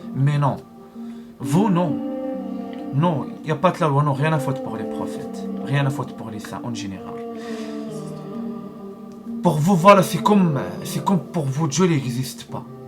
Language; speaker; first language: French; non-native, learner; Arabic